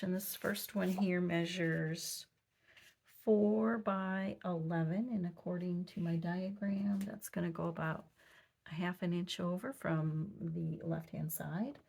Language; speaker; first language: English; native; English